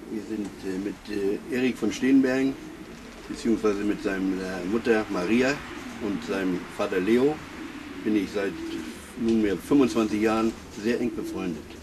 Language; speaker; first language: German; native; German